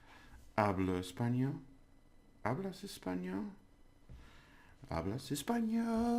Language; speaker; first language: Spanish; non-native, learner; English